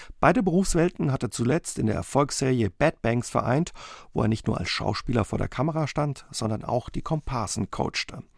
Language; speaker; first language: German; native; German